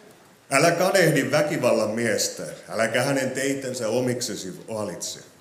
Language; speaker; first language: Finnish; native; Finnish